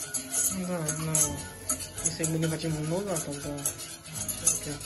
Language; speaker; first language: Russian; non-native, learner; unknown